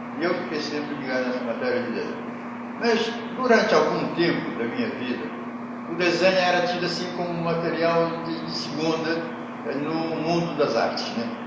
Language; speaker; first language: Portuguese; non-native, local second language; Kabuverdianu